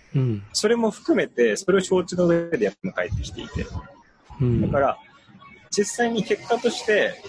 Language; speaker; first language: Japanese; non-native, fluent; English